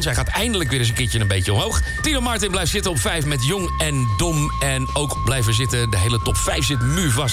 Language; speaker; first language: Dutch; native; Dutch